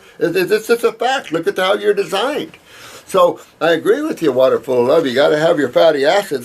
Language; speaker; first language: English; native; English